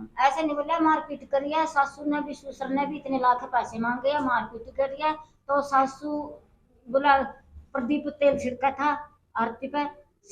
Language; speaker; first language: Hindi; non-native, local second language; Haryanvi